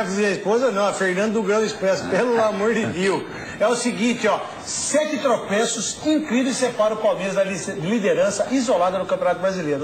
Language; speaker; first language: Portuguese; native; Portuguese